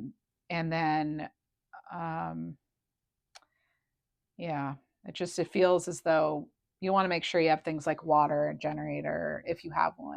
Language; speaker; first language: English; native; English